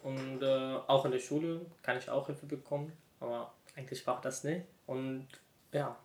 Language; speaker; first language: German; non-native, learner; Arabic